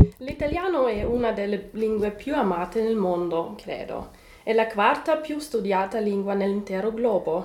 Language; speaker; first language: Italian; non-native, fluent; German